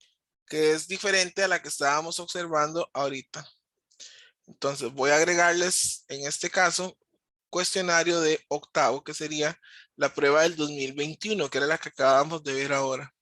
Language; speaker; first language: Spanish; native; Spanish